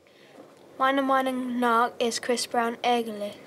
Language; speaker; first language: German; non-native, learner; English